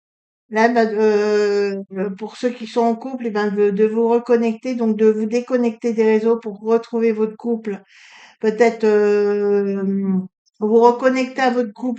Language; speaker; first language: French; native; French